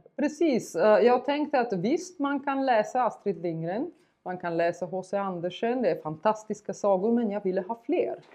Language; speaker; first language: Swedish; non-native, fluent; Bulgarian